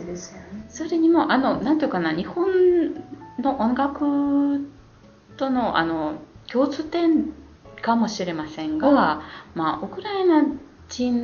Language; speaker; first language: Japanese; non-native, fluent; Ukrainian